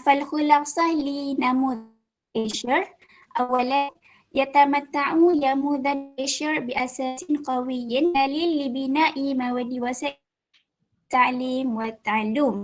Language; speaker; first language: Arabic; non-native, learner; Malay